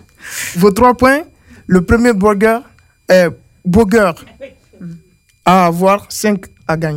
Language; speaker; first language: French; native; French